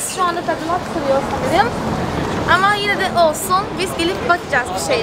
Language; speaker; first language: Turkish; non-native, fluent; Portuguese